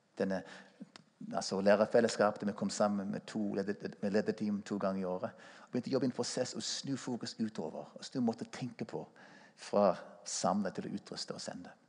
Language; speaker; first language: Norwegian; non-native, fluent; English